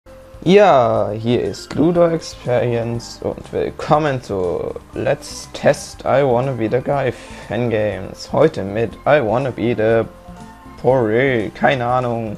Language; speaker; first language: German; native; German